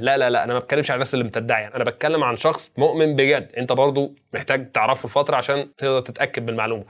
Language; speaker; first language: Arabic; native; Arabic